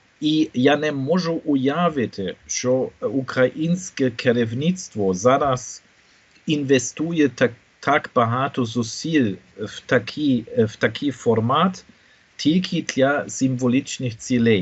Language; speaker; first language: Ukrainian; non-native, fluent; German